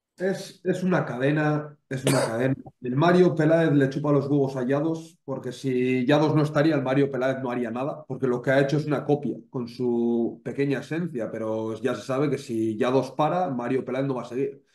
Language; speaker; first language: Spanish; native; Spanish